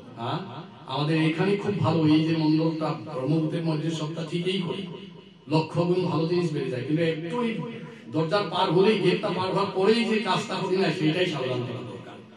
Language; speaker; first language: Bangla; non-native, learner; Assamese